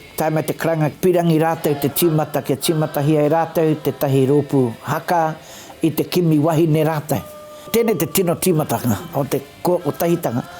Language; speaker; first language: Māori; native; Māori